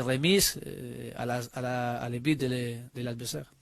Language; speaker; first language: French; non-native, learner; Spanish